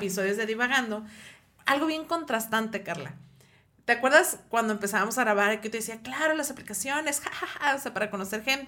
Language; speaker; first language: Spanish; native; Spanish